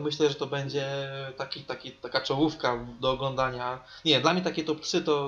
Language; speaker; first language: Polish; native; Polish